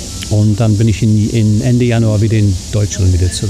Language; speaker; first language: German; non-native, fluent; English